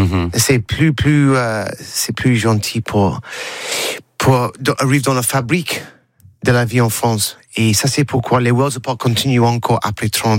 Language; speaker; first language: French; non-native, learner; English